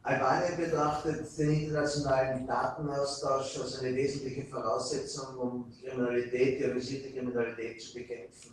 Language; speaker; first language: German; native; German